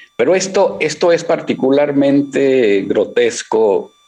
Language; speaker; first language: Spanish; native; Spanish